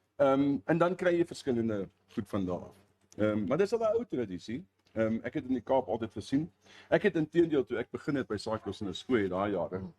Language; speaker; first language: Afrikaans; non-native, local second language; German